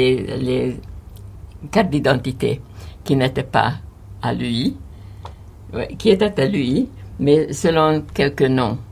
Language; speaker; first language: French; non-native, fluent; Hungarian